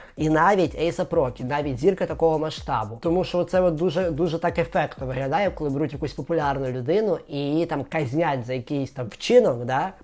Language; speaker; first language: Ukrainian; native; Ukrainian